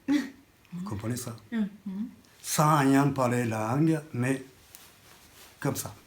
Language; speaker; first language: French; non-native, learner; Japanese